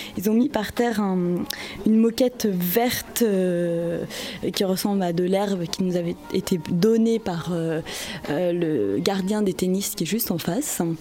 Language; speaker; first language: French; native; French